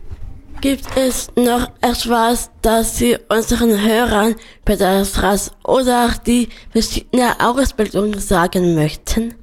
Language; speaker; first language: German; non-native, learner; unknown